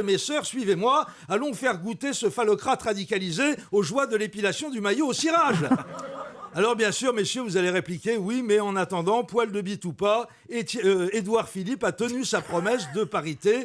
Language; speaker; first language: French; native; French